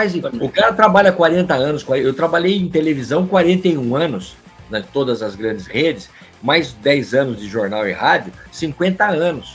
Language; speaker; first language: Portuguese; native; Portuguese